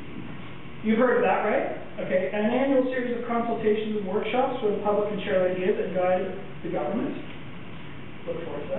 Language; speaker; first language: English; native; English